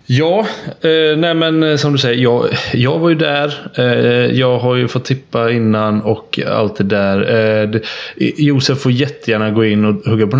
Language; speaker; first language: Swedish; native; Swedish